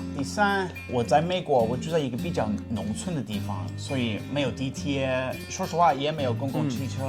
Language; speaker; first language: Chinese; non-native, fluent; English